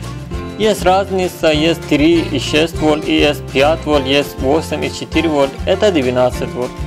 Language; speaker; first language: Russian; non-native, learner; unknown